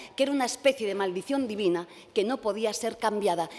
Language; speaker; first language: Spanish; native; Spanish